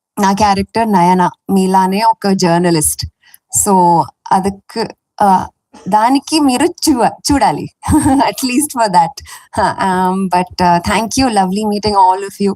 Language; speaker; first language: Telugu; non-native, fluent; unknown